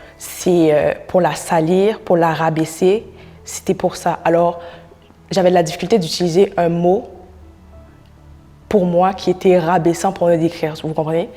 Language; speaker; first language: French; non-native, local second language; Haitian Creole